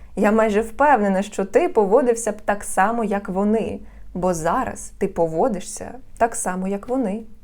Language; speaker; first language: Ukrainian; non-native, local second language; Russian